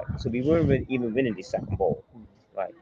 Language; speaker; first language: English; native; English